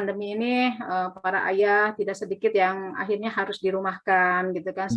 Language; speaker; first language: Indonesian; native; Indonesian